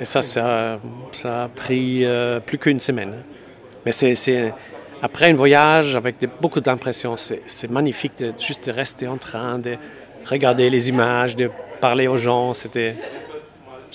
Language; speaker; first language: French; non-native, local second language; Luxembourgish